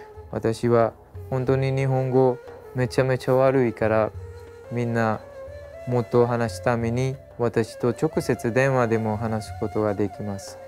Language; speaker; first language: Japanese; non-native, learner; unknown